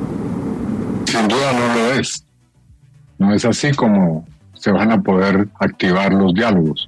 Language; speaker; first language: Spanish; native; Spanish